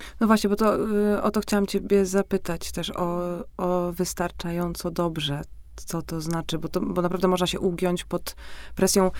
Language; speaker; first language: Polish; native; Polish